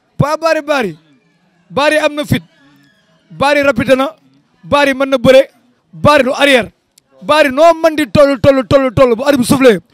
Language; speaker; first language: Wolof; native; Wolof